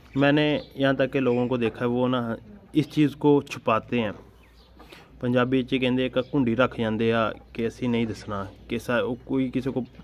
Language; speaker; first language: Urdu; non-native, local second language; Punjabi